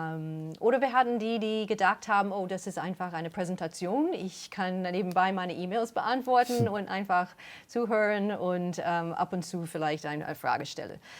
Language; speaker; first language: German; non-native, fluent; English